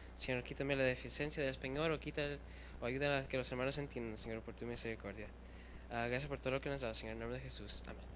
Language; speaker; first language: Spanish; early bilingual, heritage; Spanish